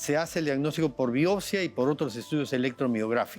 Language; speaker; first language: Spanish; native; Spanish